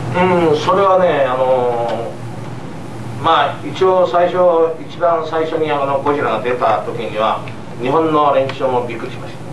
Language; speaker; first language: Japanese; native; Japanese